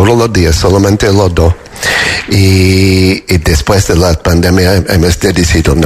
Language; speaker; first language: Spanish; non-native, fluent; English